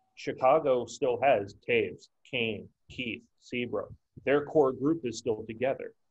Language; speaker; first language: English; native; English